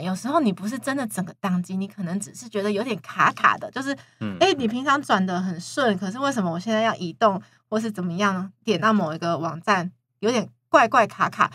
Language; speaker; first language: Chinese; native; Chinese